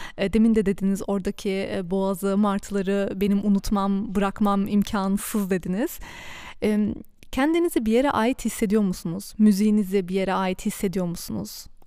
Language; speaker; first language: Turkish; early bilingual, heritage; Turkish